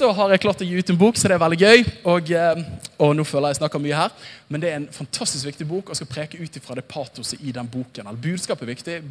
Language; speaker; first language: Norwegian; native; Norwegian